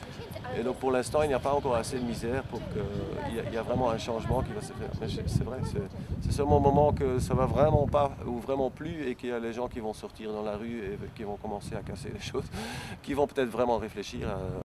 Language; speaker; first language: French; non-native, local second language; Dutch